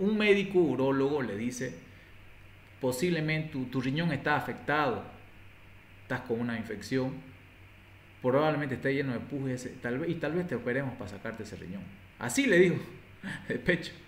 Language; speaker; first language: Spanish; native; Spanish